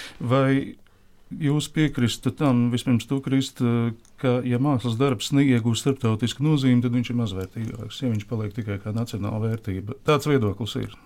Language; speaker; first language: Latvian; native; Latvian